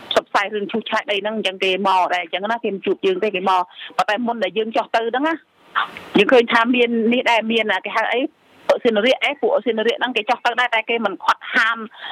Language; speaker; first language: Khmer; non-native, local second language; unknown